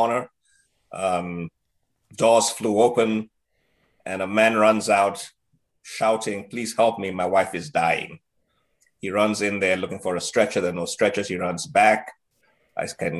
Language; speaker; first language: English; non-native, local second language; Yoruba